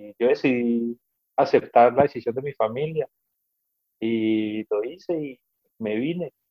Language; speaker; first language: Spanish; native; Spanish